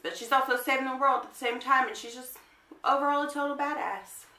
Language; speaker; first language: English; native; English